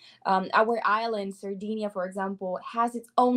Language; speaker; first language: English; non-native, fluent; Italian